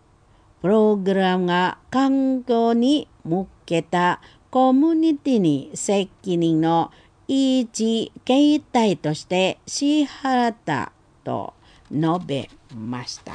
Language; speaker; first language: Japanese; non-native, fluent; Indonesian